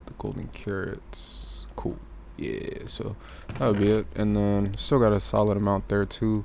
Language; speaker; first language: English; native; English